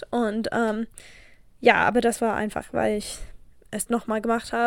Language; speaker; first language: German; non-native, learner; English